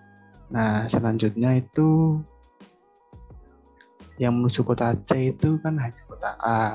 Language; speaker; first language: Indonesian; native; Indonesian